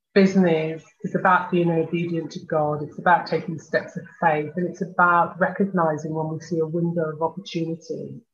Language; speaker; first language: English; native; English